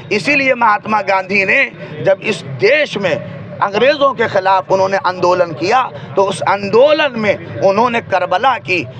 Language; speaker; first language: Urdu; native; Urdu